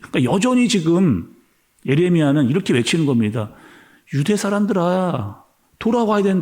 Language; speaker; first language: Korean; native; Korean